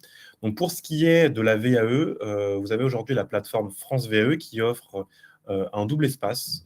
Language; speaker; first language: French; native; French